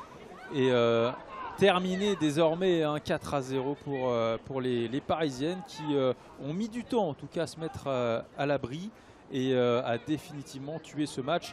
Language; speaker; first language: French; native; French